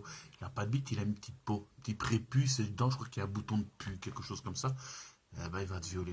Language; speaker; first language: French; native; French